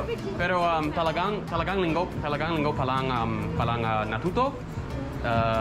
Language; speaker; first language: Filipino; non-native, learner; English